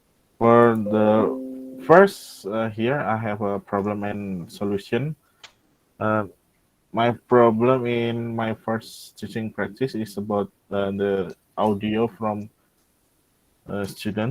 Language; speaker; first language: English; non-native, local second language; Indonesian